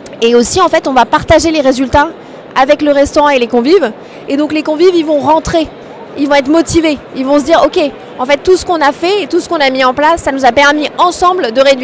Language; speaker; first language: French; native; French